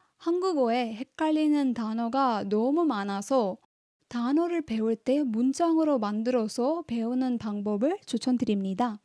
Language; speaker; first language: Korean; non-native, fluent; Tamil